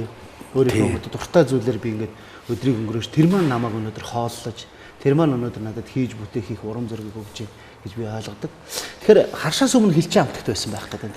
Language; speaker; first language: Mongolian; native; Mongolian